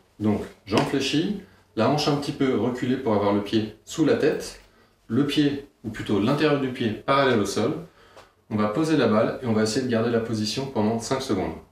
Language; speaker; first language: French; native; French